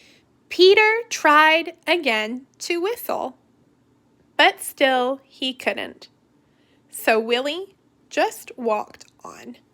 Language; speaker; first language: English; native; English